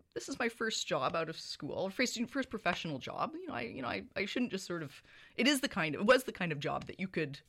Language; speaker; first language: English; native; English